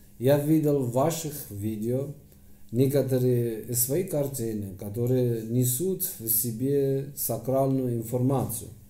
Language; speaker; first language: Russian; non-native, fluent; Persian